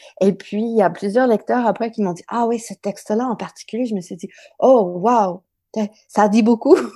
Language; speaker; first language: French; non-native, local second language; English